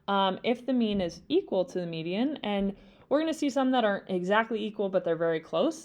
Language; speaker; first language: English; native; English